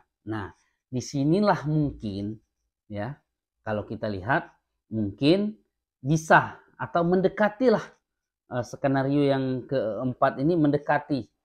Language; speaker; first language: Indonesian; native; Indonesian